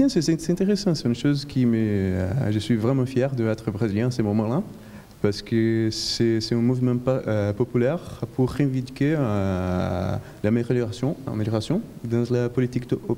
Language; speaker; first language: French; non-native, fluent; Portuguese